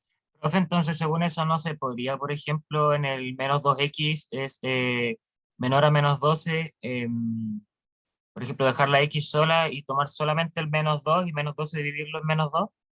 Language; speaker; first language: Spanish; native; Spanish